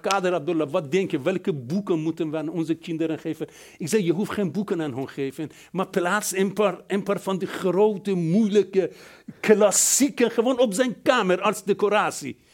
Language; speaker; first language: Dutch; non-native, fluent; Persian